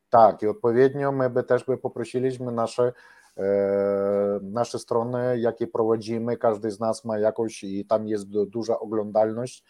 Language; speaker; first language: Polish; non-native, learner; Ukrainian